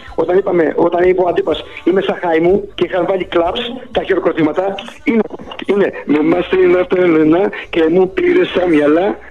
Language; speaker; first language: Greek; early bilingual, heritage; Greek